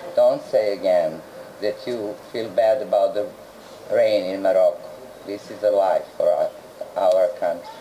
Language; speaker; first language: English; non-native, fluent; Serbian